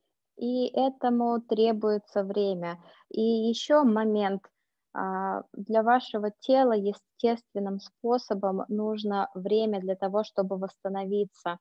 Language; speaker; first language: Russian; native; Russian